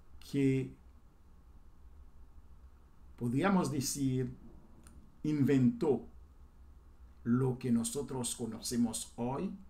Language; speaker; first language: Spanish; non-native, fluent; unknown